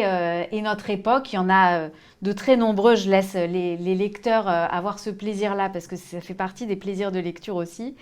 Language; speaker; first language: French; native; French